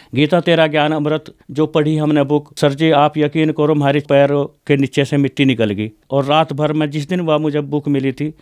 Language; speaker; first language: Hindi; native; Hindi